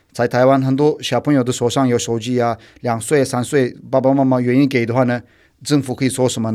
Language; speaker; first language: Chinese; non-native, fluent; Turkish